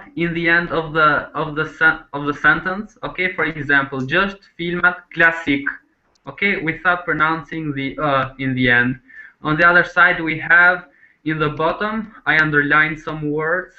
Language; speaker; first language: English; non-native, fluent; Albanian